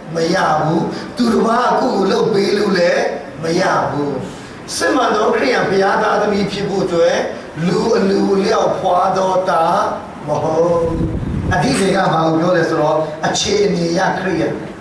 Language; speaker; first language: Burmese; non-native, local second language; Hindi